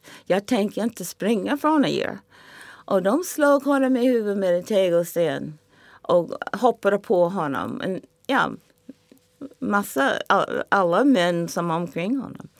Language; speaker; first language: Swedish; non-native, fluent; English